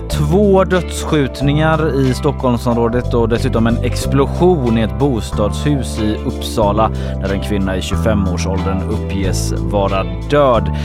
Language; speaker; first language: Swedish; native; Swedish